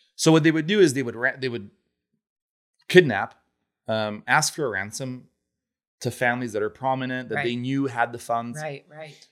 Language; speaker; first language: English; non-native, fluent; Italian